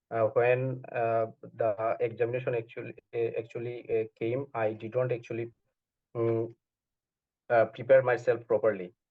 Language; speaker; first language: English; non-native, learner; Bangla